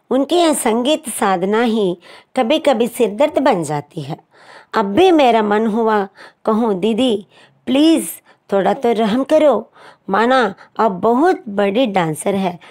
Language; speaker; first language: Hindi; non-native, local second language; Telugu